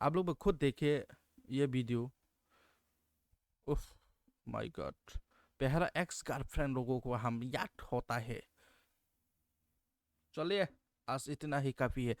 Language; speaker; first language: Hindi; non-native, local second language; Kok Borok